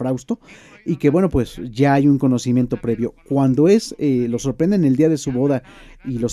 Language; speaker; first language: Spanish; native; Spanish